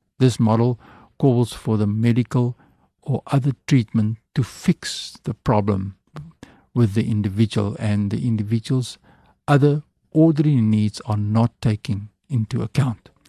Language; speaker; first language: English; non-native, local second language; Afrikaans